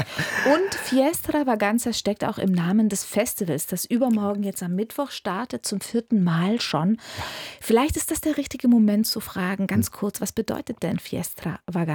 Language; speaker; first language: German; native; German